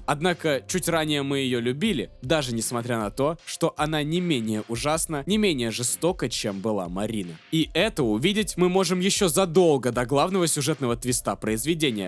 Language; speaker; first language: Russian; native; Russian